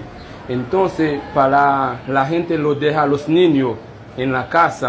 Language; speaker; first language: Spanish; non-native, learner; Haitian Creole